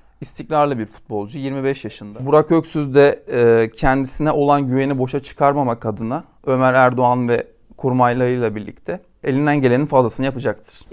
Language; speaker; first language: Turkish; native; Turkish